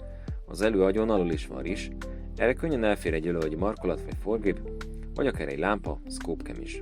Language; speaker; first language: Hungarian; native; Hungarian